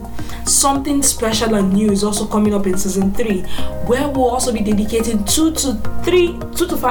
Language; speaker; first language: English; non-native, local second language; Igbo